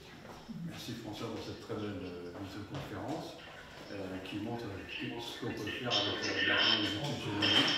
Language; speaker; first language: French; native; French